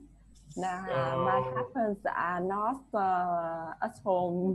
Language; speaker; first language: English; non-native, learner; Vietnamese